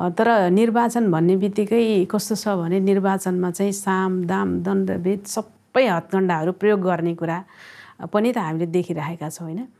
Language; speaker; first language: Nepali; native; Nepali